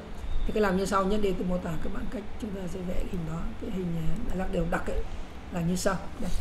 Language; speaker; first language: Vietnamese; native; Vietnamese